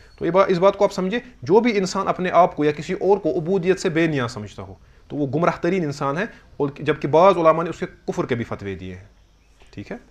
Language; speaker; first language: Urdu; non-native, local second language; Kashmiri